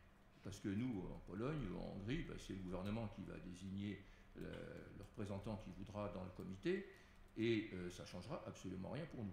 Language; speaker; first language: French; native; French